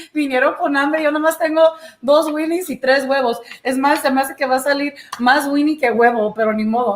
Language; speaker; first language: Spanish; early bilingual, other home language; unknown